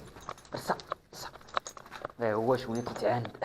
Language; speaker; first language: Arabic; native; Arabic